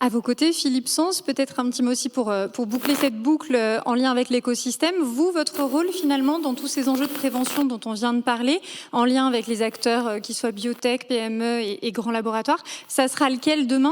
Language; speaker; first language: French; native; French